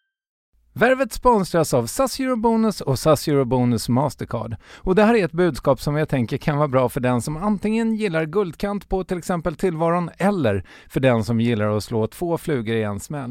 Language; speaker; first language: Swedish; native; Swedish